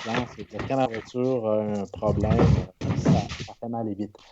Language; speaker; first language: French; native; French